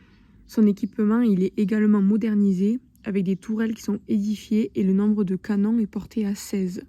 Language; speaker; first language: French; native; French